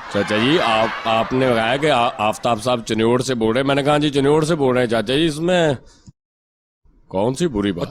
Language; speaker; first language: Urdu; non-native, local second language; Punjabi